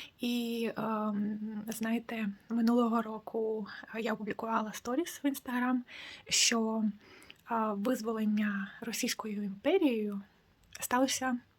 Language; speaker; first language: Ukrainian; non-native, local second language; Russian